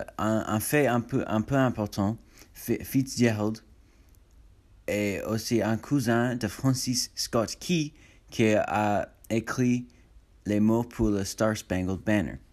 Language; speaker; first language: French; non-native, learner; English